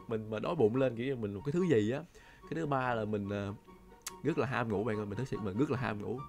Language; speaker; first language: Vietnamese; non-native, local second language; Chinese